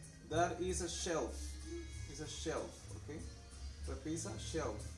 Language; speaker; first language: English; non-native, fluent; Spanish